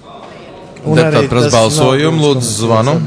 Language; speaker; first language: Latvian; native; Latvian